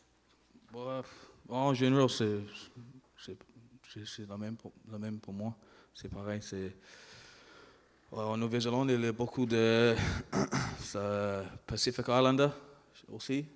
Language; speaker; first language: French; non-native, learner; English